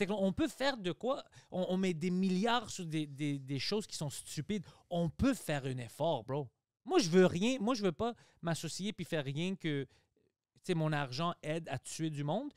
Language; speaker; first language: French; early bilingual, other home language; Greek